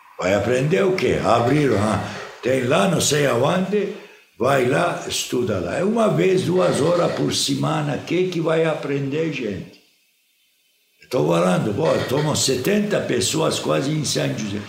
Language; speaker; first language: Portuguese; non-native, fluent; Arabic